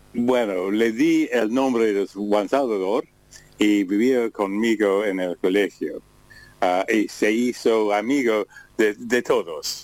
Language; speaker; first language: Spanish; non-native, learner; English